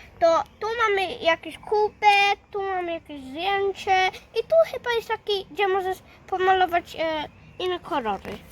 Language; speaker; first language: Polish; early bilingual, heritage; Polish